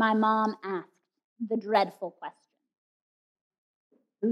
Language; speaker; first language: English; native; English